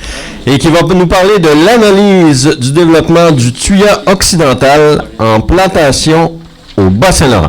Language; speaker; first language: French; native; French